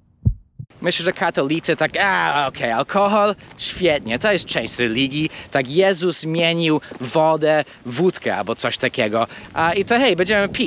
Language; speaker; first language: Polish; non-native, fluent; English